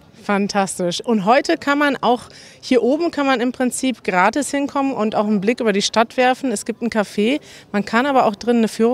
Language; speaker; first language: German; native; German